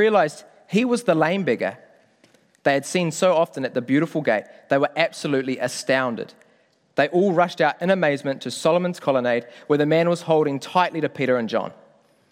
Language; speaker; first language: English; native; English